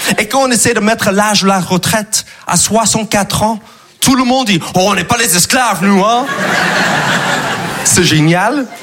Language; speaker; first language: French; non-native, fluent; English